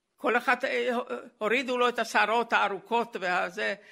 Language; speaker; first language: Hebrew; non-native, fluent; Slovak